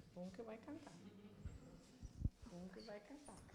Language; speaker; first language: Portuguese; non-native, learner; German